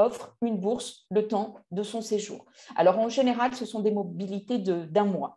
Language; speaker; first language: French; native; French